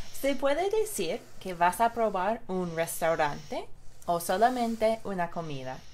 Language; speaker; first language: Spanish; non-native, fluent; English